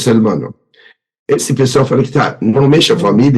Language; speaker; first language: Portuguese; non-native, learner; Persian